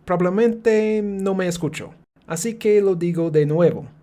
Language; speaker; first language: Spanish; non-native, learner; English